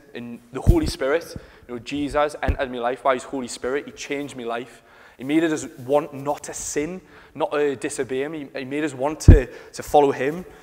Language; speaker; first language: English; native; English